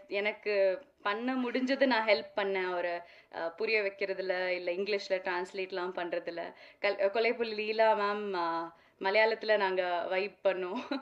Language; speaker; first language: Tamil; non-native, local second language; Malayalam